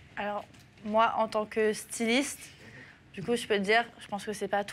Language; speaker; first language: French; native; French